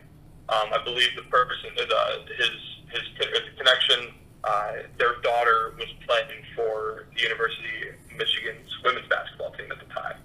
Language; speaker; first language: English; native; English